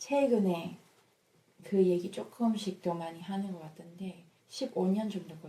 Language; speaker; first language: Korean; non-native, fluent; English